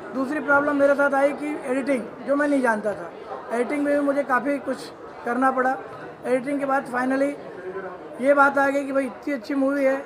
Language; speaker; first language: Hindi; native; Hindi